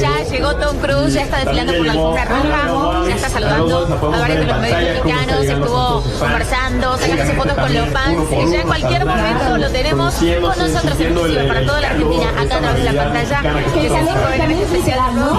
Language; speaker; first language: Spanish; native; Spanish